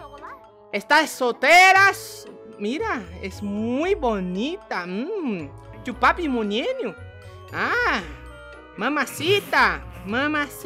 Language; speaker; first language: Spanish; non-native, learner; Portuguese